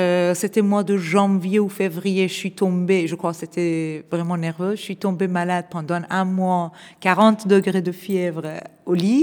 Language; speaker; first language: French; non-native, fluent; Persian